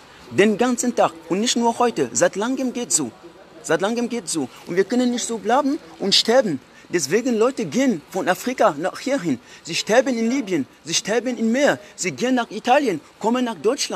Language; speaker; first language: German; non-native, fluent; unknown